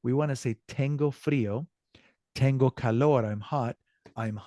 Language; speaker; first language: Spanish; non-native, fluent; English